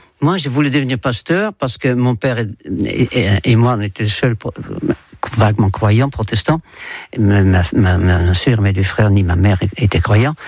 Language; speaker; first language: French; non-native, fluent; Dutch